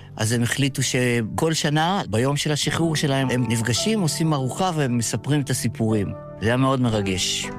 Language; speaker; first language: Hebrew; early bilingual, other home language; Yiddish